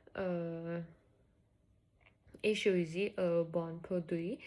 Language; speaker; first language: French; non-native, learner; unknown